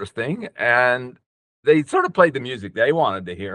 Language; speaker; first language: English; native; English